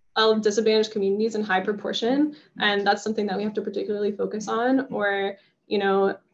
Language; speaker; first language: English; native; English